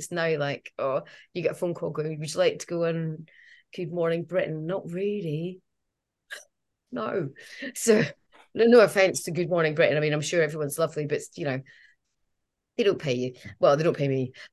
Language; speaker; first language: English; native; English